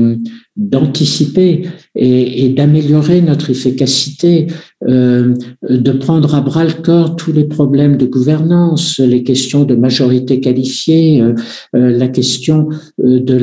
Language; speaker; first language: French; native; French